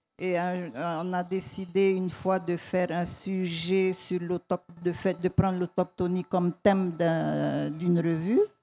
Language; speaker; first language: French; native; French